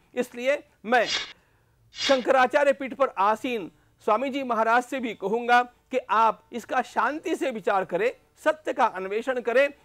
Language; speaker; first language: Hindi; non-native, local second language; Marathi